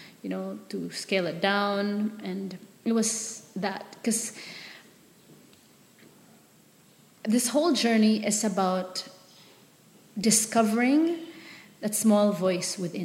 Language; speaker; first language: English; non-native, local second language; Filipino